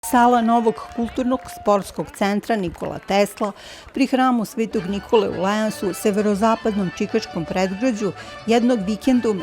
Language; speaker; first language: Serbian; native; Serbian